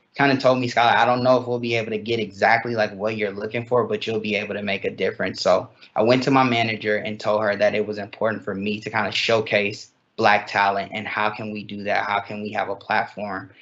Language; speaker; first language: English; native; English